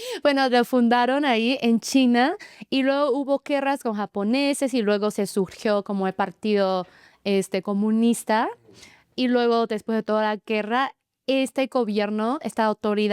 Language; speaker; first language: Spanish; non-native, fluent; Chinese